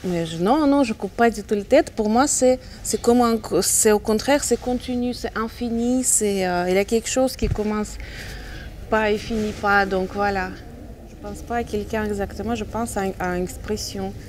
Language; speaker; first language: French; non-native, fluent; Russian